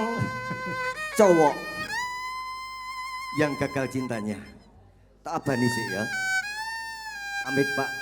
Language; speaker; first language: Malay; non-native, local second language; Javanese